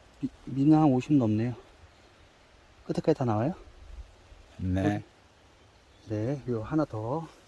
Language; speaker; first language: Korean; native; Korean